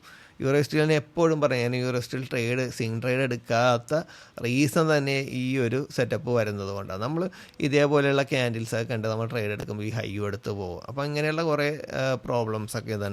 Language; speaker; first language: Malayalam; native; Malayalam